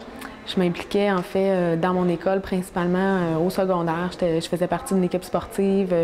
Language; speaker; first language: French; native; French